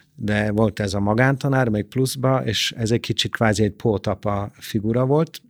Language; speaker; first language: Hungarian; non-native, fluent; Italian